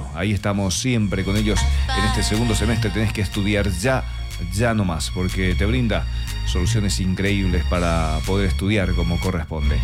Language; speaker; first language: Spanish; native; Spanish